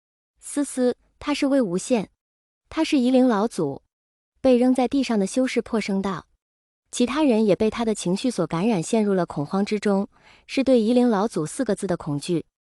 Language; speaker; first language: Chinese; native; Chinese